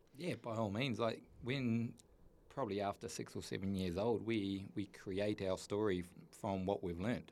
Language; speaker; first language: English; native; English